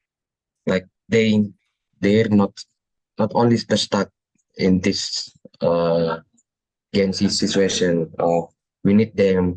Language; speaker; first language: English; non-native, learner; Indonesian